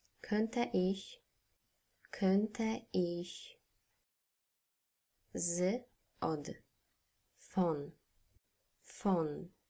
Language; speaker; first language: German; non-native, fluent; Polish